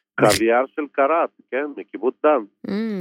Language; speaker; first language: Hebrew; non-native, fluent; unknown